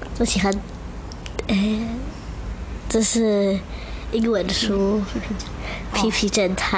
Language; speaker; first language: Chinese; early bilingual, heritage; Chinese